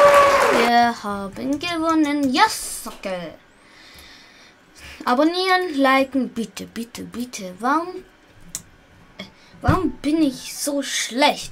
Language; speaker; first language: German; early bilingual, other home language; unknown